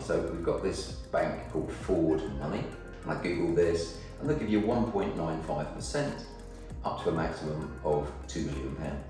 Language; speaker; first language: English; native; English